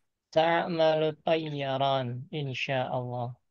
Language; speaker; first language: Arabic; non-native, learner; Indonesian